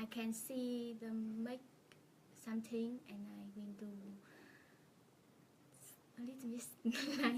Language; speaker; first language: English; non-native, learner; Vietnamese